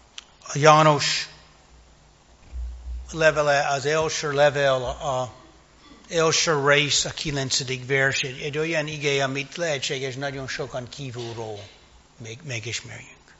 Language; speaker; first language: Hungarian; non-native, fluent; English